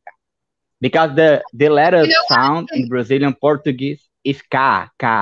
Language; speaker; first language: English; non-native, fluent; Portuguese